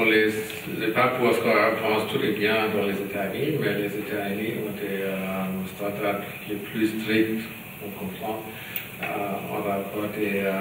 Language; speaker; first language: French; non-native, learner; German